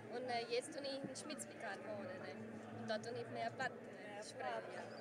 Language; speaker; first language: German; early bilingual, heritage; German